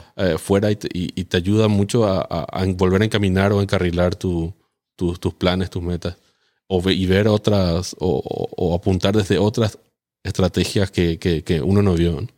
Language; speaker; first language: Spanish; native; Spanish